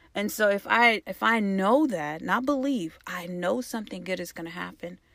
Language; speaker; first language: English; early bilingual, other home language; Haitian Creole